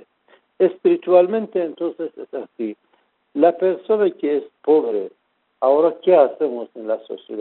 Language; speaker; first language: Spanish; non-native, fluent; Persian